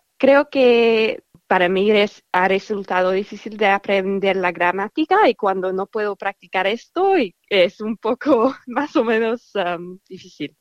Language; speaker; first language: Spanish; non-native, learner; English